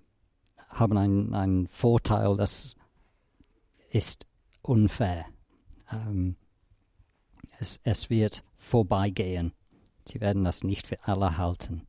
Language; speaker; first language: German; non-native, fluent; English